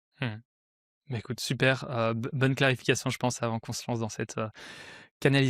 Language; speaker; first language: French; native; French